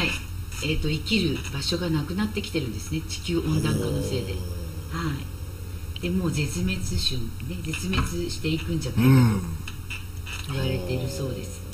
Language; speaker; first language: Japanese; native; Japanese